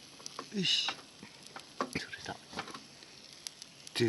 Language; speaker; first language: Japanese; native; Japanese